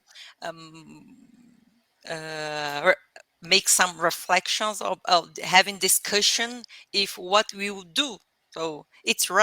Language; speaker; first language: English; non-native, learner; Portuguese